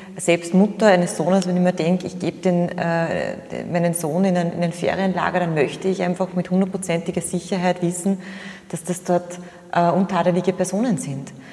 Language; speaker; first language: German; native; German